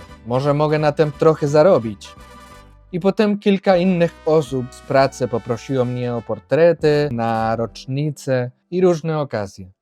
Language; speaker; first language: Polish; non-native, fluent; Spanish